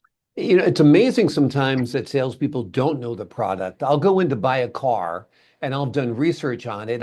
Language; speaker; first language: English; native; English